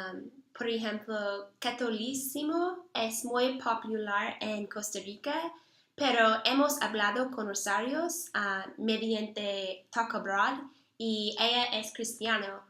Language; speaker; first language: Spanish; non-native, learner; English